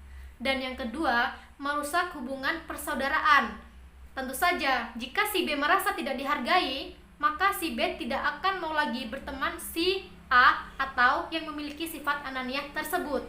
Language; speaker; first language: Indonesian; native; Indonesian